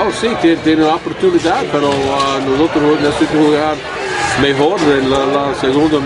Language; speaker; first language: Spanish; non-native, learner; English